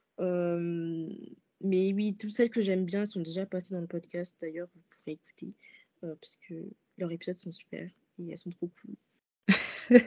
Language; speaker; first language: French; early bilingual, other home language; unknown